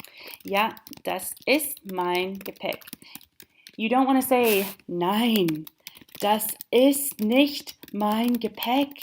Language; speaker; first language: German; non-native, fluent; English